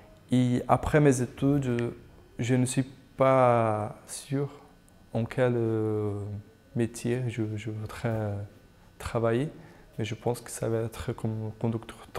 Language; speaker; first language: French; non-native, fluent; Portuguese